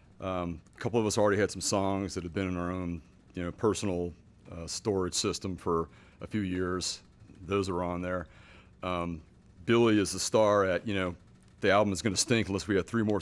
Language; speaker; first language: English; native; English